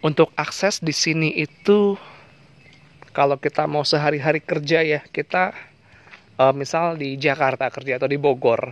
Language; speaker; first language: Indonesian; native; Indonesian